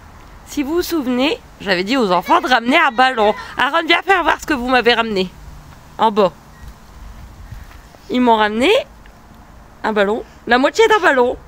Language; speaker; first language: French; native; French